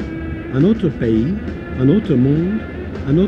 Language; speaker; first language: French; non-native, fluent; English